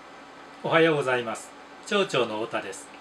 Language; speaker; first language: Japanese; native; Japanese